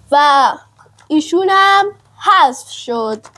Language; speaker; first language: Persian; native; Persian